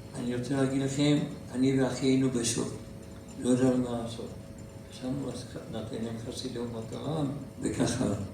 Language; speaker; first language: Hebrew; non-native, fluent; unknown